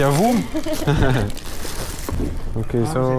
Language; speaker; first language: French; native; French